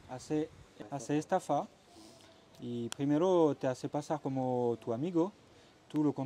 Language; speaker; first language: Spanish; non-native, learner; French